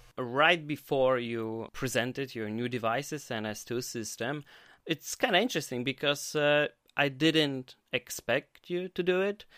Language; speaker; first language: English; non-native, fluent; Polish